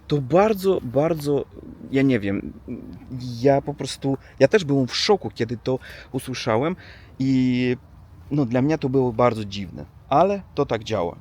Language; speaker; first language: Polish; non-native, learner; Russian